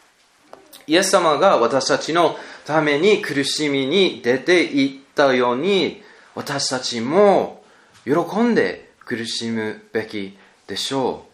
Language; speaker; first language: Japanese; non-native, learner; English